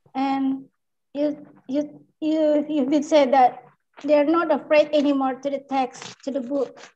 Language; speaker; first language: English; non-native, fluent; Indonesian